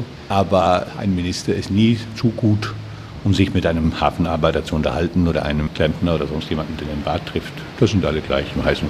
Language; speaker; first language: German; non-native, fluent; Icelandic